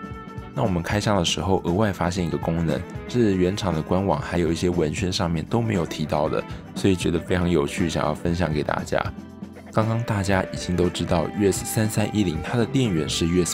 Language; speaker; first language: Chinese; native; Chinese